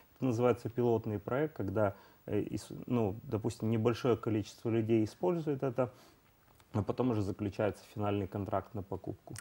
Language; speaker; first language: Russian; native; Russian